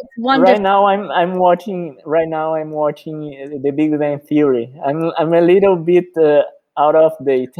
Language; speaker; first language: English; non-native, fluent; Portuguese